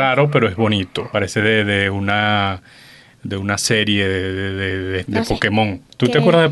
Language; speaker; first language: Spanish; native; Spanish